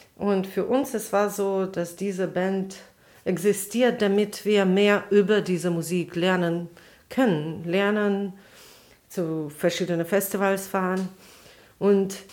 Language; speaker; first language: German; non-native, fluent; Russian